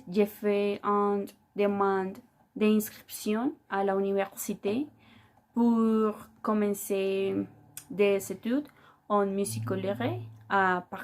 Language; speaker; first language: French; non-native, fluent; Spanish